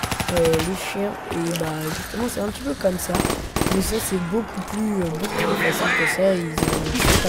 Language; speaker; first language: French; native; French